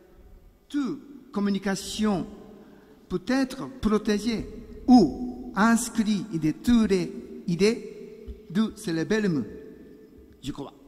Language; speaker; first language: French; non-native, learner; Japanese